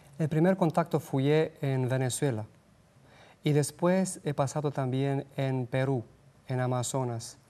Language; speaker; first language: Spanish; non-native, fluent; Romanian